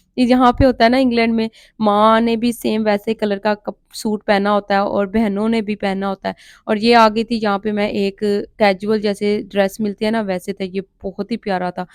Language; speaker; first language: Urdu; non-native, local second language; Punjabi